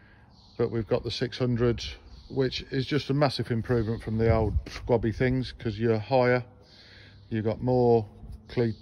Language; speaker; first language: English; native; English